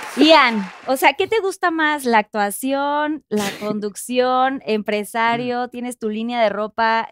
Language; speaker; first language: Spanish; native; Spanish